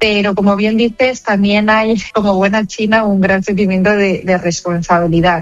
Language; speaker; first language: Spanish; native; Spanish